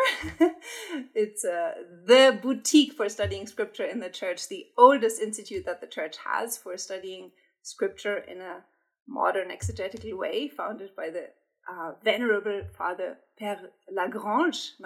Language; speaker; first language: English; non-native, fluent; German